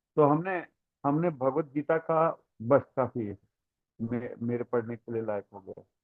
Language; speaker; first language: Hindi; non-native, local second language; Tamil